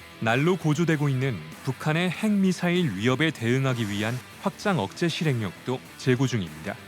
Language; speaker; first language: Korean; native; Korean